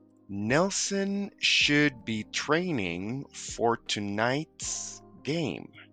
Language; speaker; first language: English; non-native, fluent; Spanish